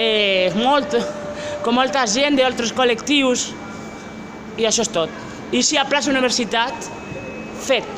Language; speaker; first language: Catalan; non-native, local second language; Spanish